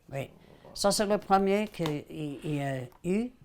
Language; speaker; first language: French; non-native, local second language; English